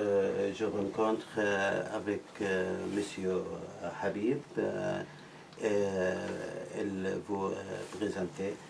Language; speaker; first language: French; non-native, learner; Arabic